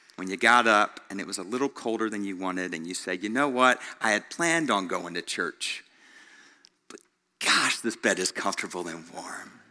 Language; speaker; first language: English; native; English